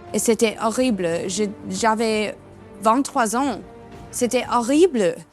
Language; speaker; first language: French; non-native, learner; English